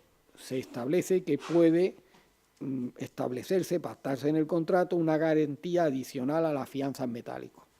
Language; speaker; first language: Spanish; native; Spanish